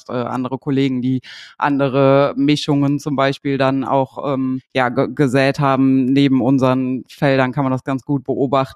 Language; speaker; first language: German; native; German